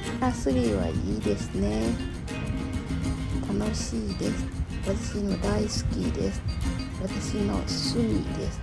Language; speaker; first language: Japanese; non-native, learner; Thai